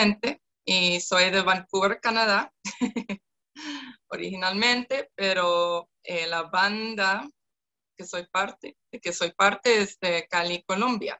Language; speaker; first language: Spanish; non-native, fluent; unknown